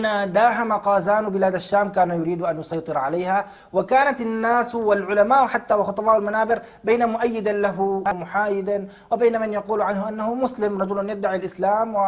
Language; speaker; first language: Arabic; native; Arabic